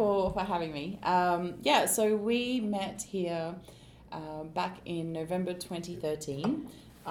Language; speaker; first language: English; native; English